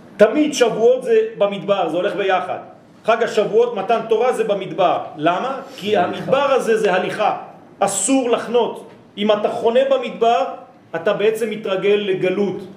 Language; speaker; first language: Hebrew; non-native, fluent; French